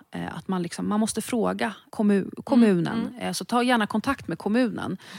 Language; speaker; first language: Swedish; native; Swedish